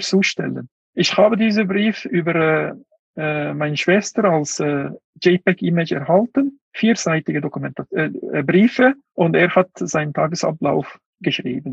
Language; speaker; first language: German; non-native, fluent; Uyghur